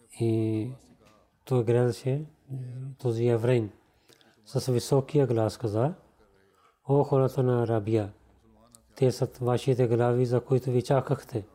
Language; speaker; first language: Bulgarian; non-native, learner; Urdu